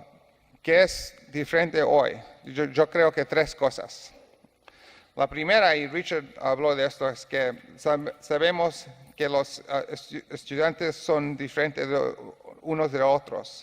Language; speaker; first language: Spanish; non-native, learner; English